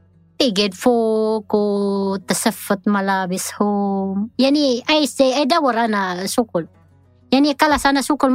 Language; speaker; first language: Arabic; non-native, learner; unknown